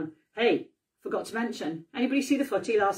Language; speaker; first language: English; native; English